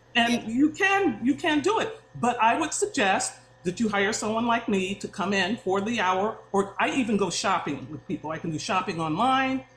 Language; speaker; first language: English; native; English